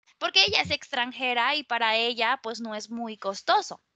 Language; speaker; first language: Spanish; native; Spanish